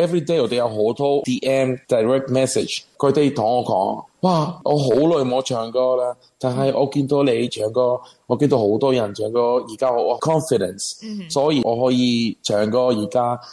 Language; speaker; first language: Cantonese; non-native, learner; Spanish